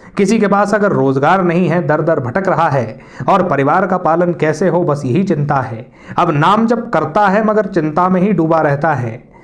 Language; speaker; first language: Hindi; native; Hindi